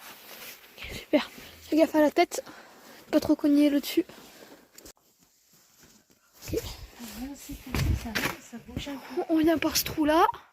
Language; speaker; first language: French; native; French